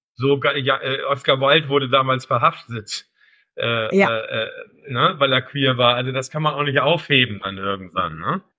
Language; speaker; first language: German; native; German